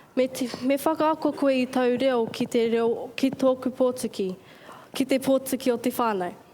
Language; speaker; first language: Māori; native; Māori